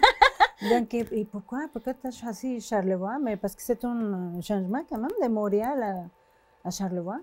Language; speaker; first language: French; non-native, fluent; Spanish